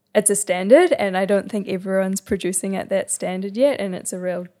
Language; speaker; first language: English; native; English